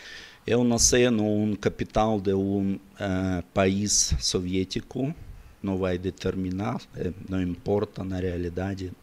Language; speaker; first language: Portuguese; non-native, learner; Russian